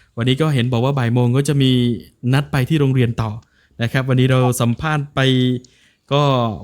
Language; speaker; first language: Thai; non-native, local second language; Northern Khmer